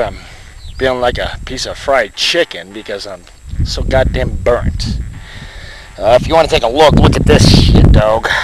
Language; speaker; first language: English; native; English